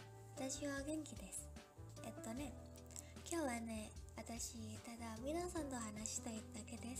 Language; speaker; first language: Japanese; non-native, learner; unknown